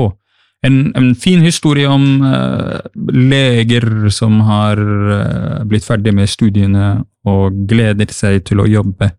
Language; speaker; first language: Norwegian; non-native, fluent; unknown